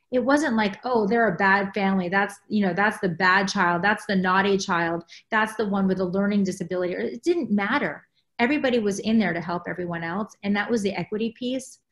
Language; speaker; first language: English; native; English